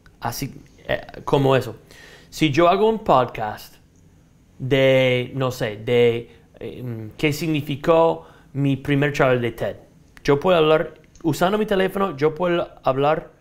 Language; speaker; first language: Spanish; non-native, fluent; English